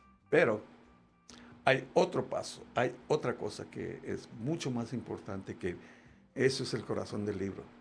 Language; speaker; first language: Spanish; early bilingual, heritage; Spanish